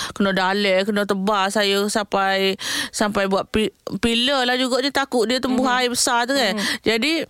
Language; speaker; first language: Malay; native; Malay